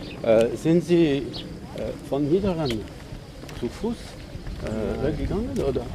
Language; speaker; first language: German; non-native, learner; French